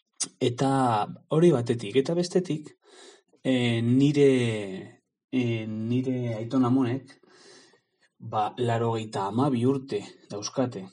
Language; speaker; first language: Basque; non-native, learner; Spanish